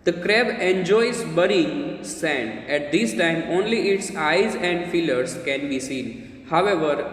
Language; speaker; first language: English; non-native, local second language; Gujarati